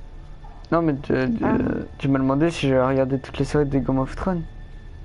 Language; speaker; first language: French; native; French